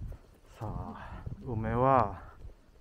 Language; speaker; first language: Japanese; non-native, learner; Indonesian